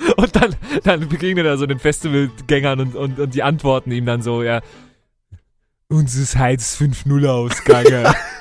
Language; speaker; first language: German; native; German